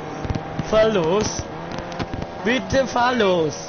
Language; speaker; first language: German; non-native, learner; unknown